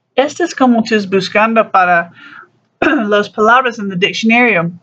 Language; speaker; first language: Spanish; non-native, learner; English